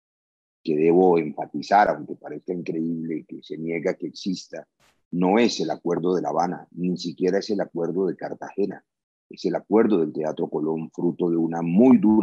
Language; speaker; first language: Spanish; native; Spanish